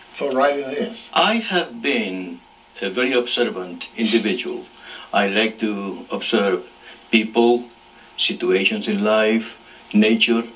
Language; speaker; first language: English; non-native, fluent; Spanish